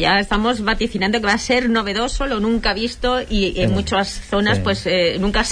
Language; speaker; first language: Spanish; native; Spanish